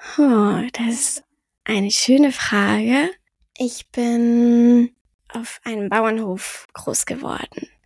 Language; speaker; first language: German; early bilingual, heritage; French